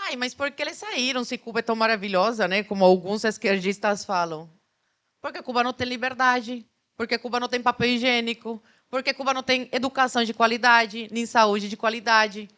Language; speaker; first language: Portuguese; early bilingual, other home language; Spanish